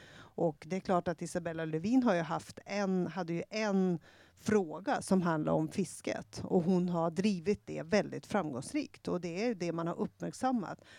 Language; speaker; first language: Swedish; native; Swedish